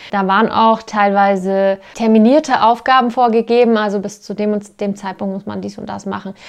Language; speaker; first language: German; native; German